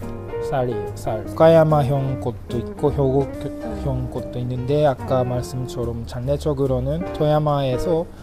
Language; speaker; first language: Korean; non-native, fluent; Japanese